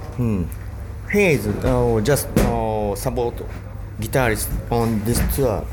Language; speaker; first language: English; non-native, learner; Japanese